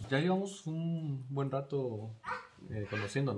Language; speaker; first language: Spanish; native; Spanish